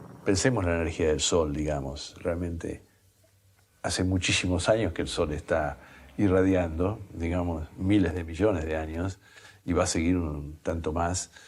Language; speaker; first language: Spanish; native; Spanish